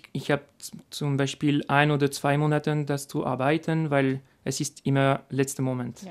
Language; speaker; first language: German; non-native, learner; French